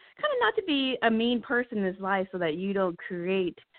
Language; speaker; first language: English; early bilingual, heritage; Lao